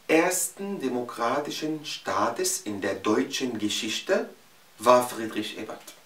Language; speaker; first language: German; non-native, fluent; Arabic